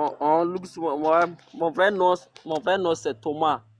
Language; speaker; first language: French; non-native, local second language; Mossi